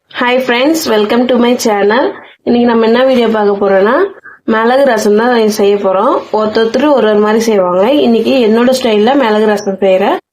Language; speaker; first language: Tamil; native; Tamil